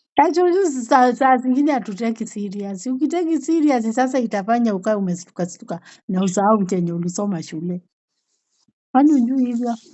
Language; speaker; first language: Swahili; native; Swahili